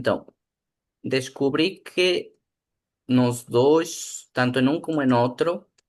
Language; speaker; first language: Spanish; non-native, learner; Portuguese